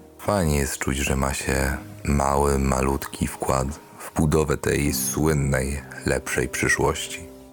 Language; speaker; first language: Polish; native; Polish